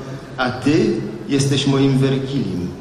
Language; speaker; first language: Polish; native; Polish